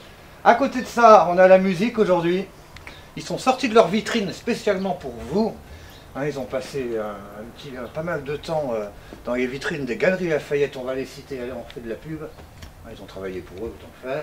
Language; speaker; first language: French; native; French